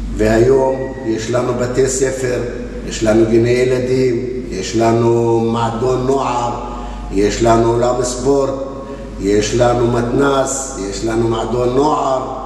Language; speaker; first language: Hebrew; non-native, local second language; Arabic